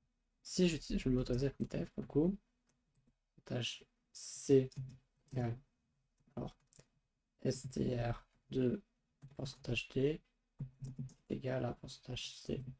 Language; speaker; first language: French; native; French